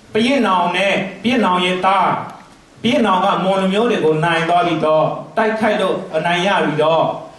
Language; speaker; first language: Burmese; non-native, local second language; Mon